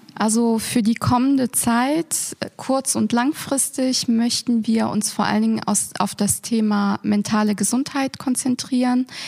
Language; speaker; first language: German; native; German